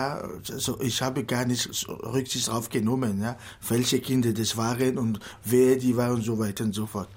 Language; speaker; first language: German; non-native, fluent; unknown